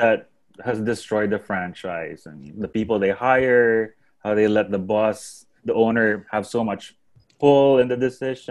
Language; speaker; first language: English; native; English